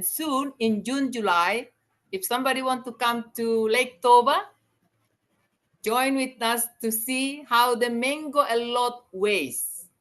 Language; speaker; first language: English; non-native, learner; Indonesian